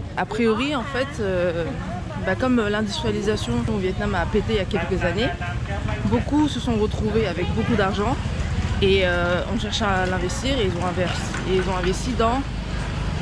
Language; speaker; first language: French; native; French